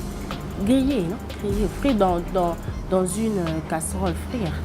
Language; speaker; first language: French; non-native, local second language; Lingala